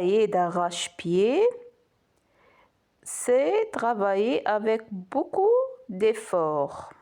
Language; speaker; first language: French; non-native, local second language; Arabic